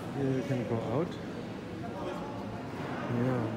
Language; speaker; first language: English; non-native, learner; German